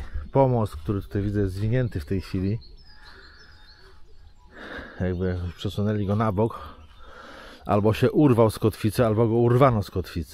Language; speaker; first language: Polish; native; Polish